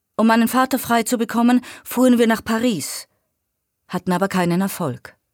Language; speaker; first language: German; native; German